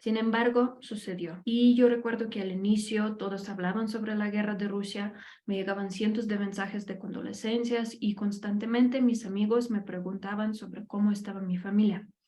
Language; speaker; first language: Spanish; non-native, fluent; Ukrainian